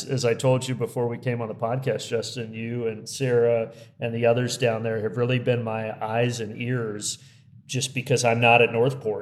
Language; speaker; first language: English; native; English